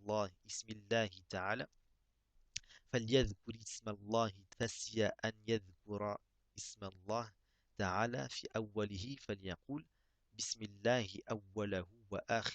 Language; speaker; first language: Arabic; non-native, fluent; French